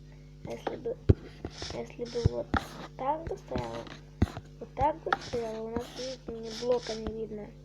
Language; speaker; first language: Russian; native; Russian